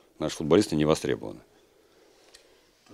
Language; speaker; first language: Russian; native; Russian